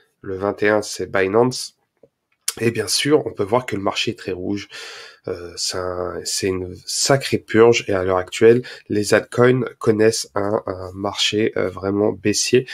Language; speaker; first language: French; native; French